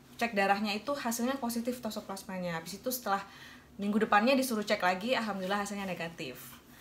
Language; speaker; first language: Indonesian; native; Indonesian